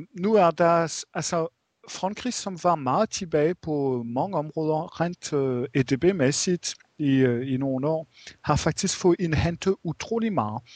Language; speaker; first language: Danish; non-native, fluent; French